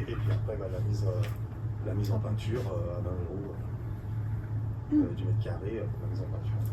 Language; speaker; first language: French; native; French